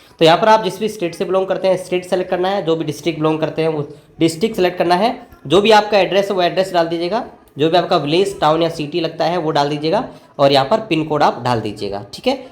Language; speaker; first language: Hindi; native; Hindi